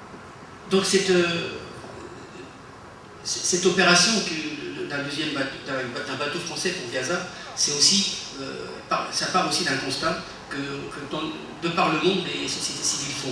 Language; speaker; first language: French; native; French